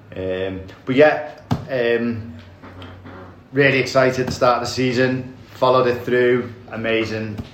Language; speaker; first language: English; native; English